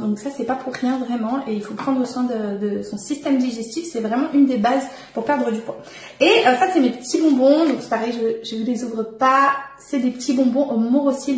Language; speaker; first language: French; native; French